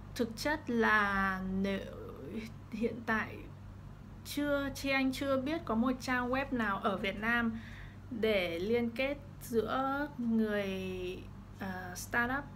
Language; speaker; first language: Vietnamese; early bilingual, heritage; Vietnamese